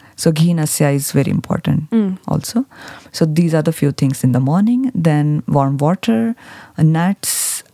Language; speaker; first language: English; non-native, local second language; Marathi